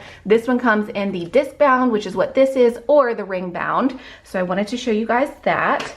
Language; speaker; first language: English; native; English